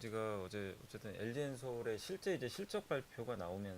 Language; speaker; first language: Korean; native; Korean